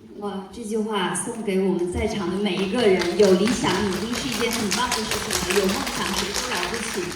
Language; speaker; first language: Chinese; native; Chinese